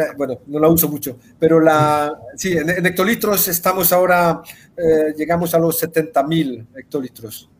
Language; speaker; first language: Spanish; early bilingual, heritage; Spanish